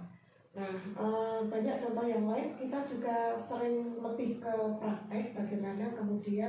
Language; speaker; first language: Indonesian; native; Indonesian